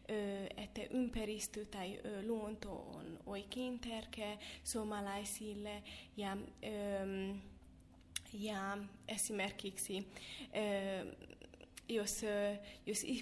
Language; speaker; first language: Finnish; non-native, fluent; Hungarian